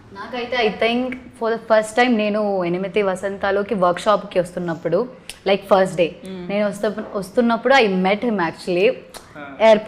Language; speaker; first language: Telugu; non-native, learner; Malayalam